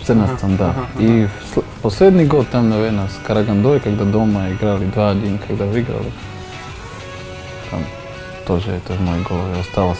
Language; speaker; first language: Russian; non-native, learner; Slovak